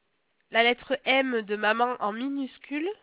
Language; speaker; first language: French; native; French